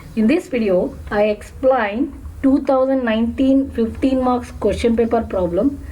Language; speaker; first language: English; non-native, local second language; Kannada